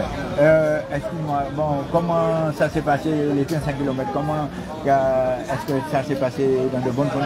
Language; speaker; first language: French; native; French